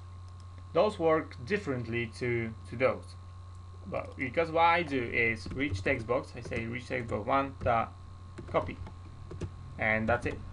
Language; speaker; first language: English; non-native, fluent; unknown